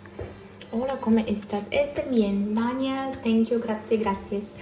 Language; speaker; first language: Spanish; non-native, learner; Russian